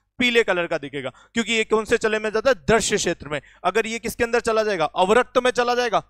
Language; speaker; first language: Hindi; native; Hindi